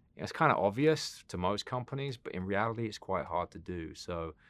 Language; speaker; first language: English; native; English